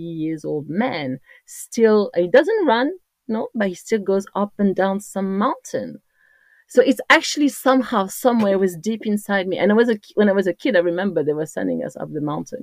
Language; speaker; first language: English; non-native, fluent; French